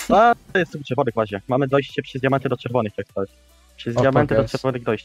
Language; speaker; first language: Polish; native; Polish